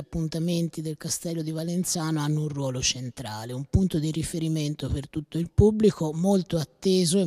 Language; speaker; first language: Italian; native; Italian